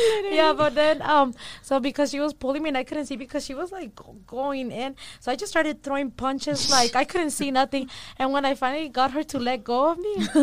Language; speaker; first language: English; early bilingual, other home language; Spanish